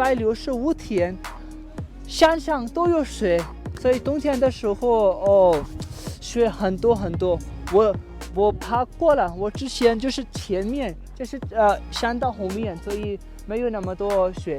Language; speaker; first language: Chinese; non-native, fluent; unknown